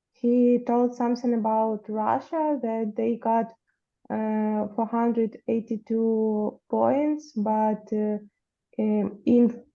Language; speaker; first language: English; non-native, fluent; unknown